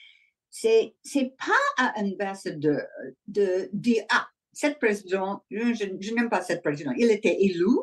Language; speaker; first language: French; non-native, learner; English